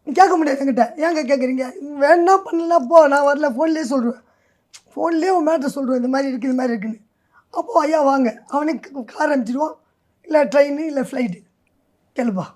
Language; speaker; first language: Tamil; native; Tamil